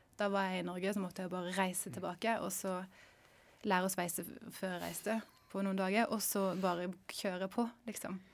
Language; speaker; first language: Norwegian; native; Norwegian